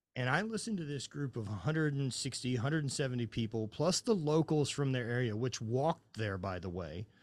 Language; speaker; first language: English; native; English